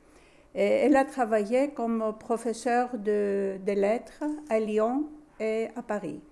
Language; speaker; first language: French; non-native, fluent; Greek